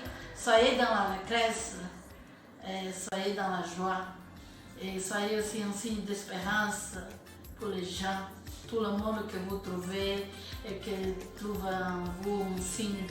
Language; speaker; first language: French; non-native, fluent; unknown